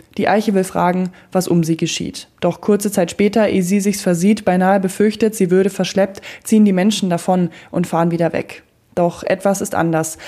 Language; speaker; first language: German; native; German